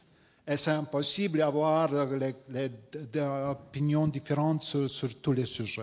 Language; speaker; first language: French; non-native, fluent; Latvian